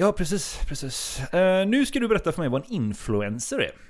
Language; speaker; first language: Swedish; native; Swedish